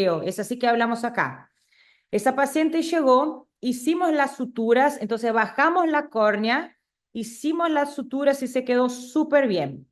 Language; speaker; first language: Spanish; non-native, fluent; Portuguese